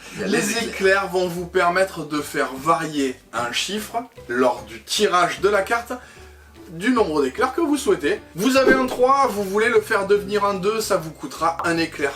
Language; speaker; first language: French; native; French